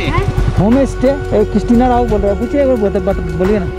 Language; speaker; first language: Hindi; non-native, local second language; Bangla